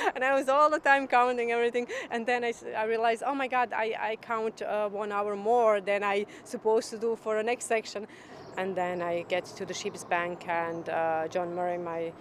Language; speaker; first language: English; non-native, learner; Croatian